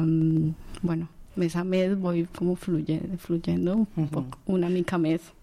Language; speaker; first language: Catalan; non-native, learner; Spanish